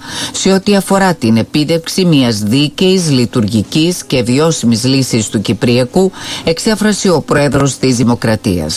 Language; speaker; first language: Greek; native; Greek